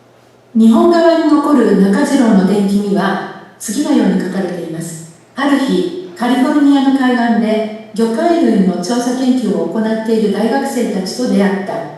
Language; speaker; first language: Japanese; native; Japanese